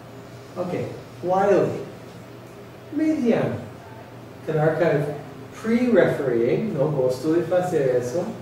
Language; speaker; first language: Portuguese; non-native, fluent; English